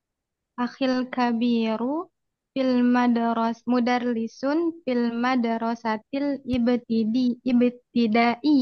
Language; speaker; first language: Arabic; non-native, learner; Indonesian